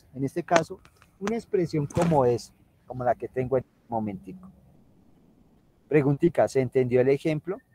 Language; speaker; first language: Spanish; native; Spanish